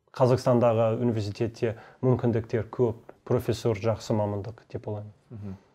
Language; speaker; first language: Kazakh; non-native, learner; English